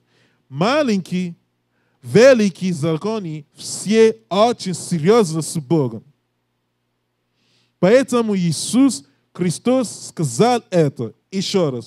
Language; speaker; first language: Russian; non-native, learner; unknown